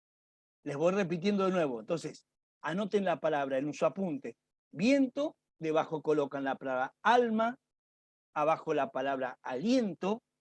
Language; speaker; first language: Spanish; native; Spanish